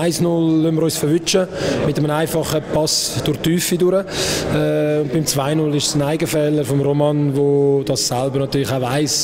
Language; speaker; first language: German; native; German